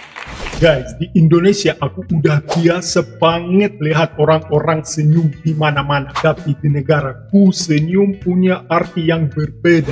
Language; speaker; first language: Indonesian; non-native, fluent; Russian